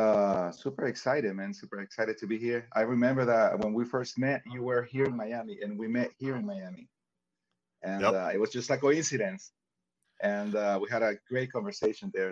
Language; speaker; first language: English; non-native, fluent; Spanish